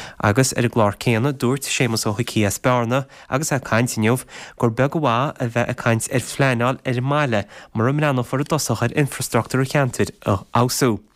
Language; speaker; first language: Irish; native; Irish